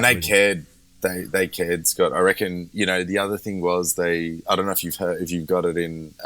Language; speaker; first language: English; native; English